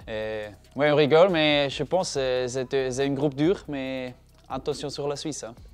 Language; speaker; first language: French; non-native, learner; German